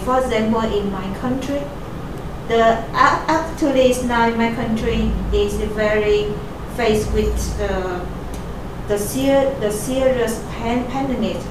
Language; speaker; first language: English; non-native, fluent; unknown